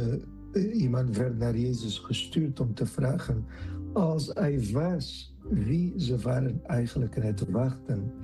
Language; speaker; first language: Dutch; non-native, fluent; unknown